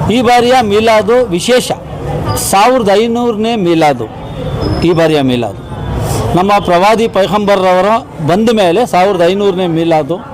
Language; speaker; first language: Kannada; non-native, local second language; Urdu